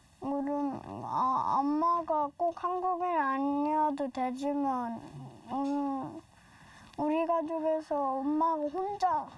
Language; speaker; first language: Korean; non-native, learner; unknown